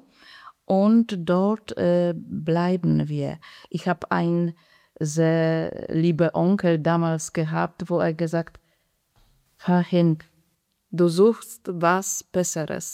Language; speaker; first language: German; non-native, fluent; Polish